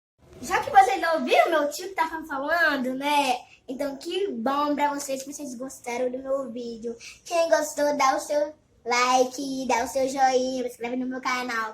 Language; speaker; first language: Portuguese; early bilingual, other home language; Haitian Creole